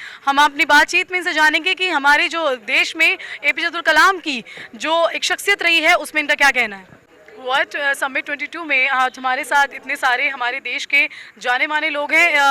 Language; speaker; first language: Hindi; native; Hindi